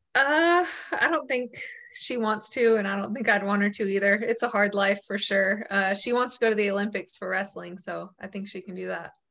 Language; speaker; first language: English; native; English